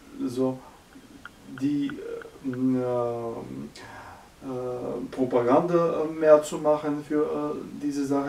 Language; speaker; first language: German; non-native, learner; Bulgarian